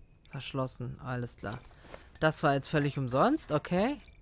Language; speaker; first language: German; native; German